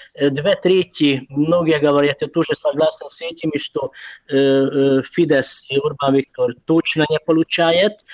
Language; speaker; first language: Russian; non-native, fluent; Hungarian